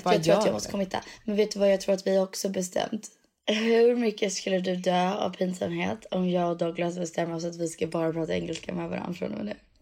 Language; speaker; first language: Swedish; native; Swedish